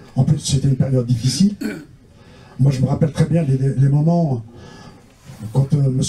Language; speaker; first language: French; non-native, local second language; Kabyle